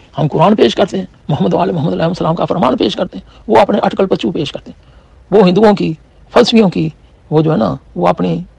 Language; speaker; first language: Urdu; native; Urdu